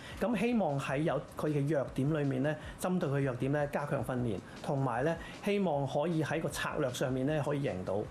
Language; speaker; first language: Cantonese; native; Cantonese